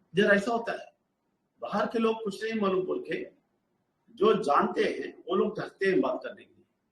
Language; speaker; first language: Hindi; non-native, local second language; Telugu